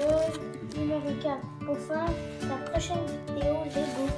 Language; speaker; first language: French; native; French